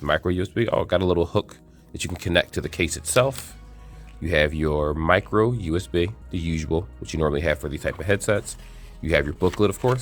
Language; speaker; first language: English; native; English